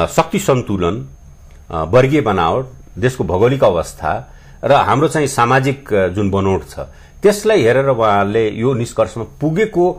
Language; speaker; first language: Nepali; non-native, local second language; Bhojpuri